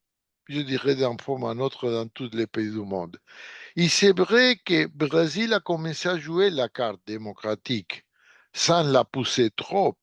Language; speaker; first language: French; non-native, fluent; Portuguese